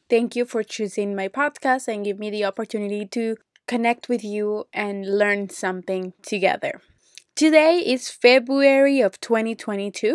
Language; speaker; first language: English; non-native, fluent; Spanish